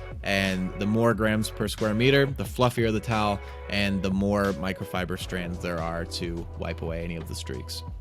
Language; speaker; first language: English; native; English